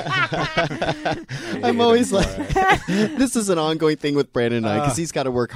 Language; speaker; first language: English; native; English